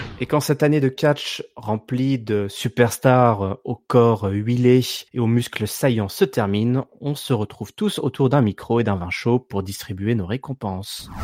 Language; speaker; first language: French; native; French